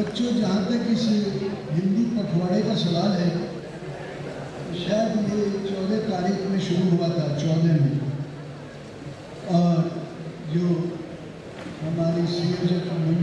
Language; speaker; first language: Hindi; native; Hindi